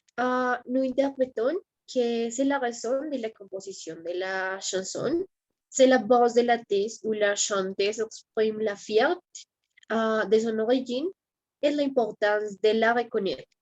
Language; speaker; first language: French; non-native, learner; Spanish